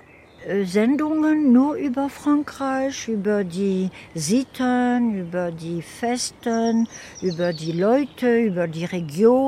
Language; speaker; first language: German; non-native, fluent; French